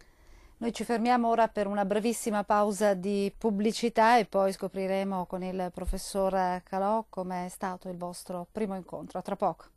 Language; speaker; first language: Italian; native; Italian